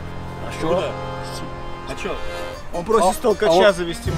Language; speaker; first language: Russian; native; Russian